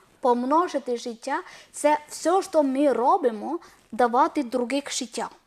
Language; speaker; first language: Ukrainian; non-native, learner; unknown